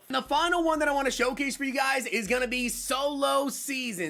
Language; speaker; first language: English; native; English